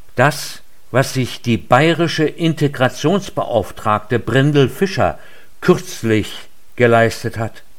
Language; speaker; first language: German; native; German